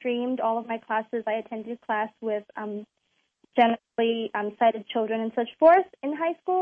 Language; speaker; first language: English; non-native, local second language; Cantonese